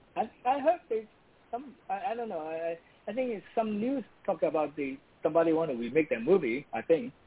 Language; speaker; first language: English; non-native, local second language; Cantonese